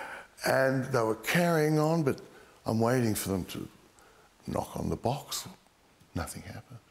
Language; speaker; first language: English; native; English